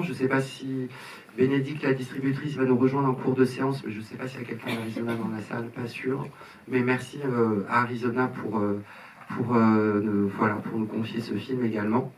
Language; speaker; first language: French; native; French